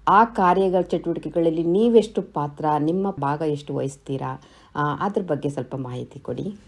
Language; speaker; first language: Kannada; native; Kannada